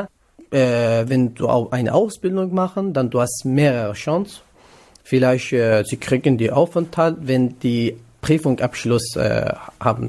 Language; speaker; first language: German; non-native, learner; Kurdish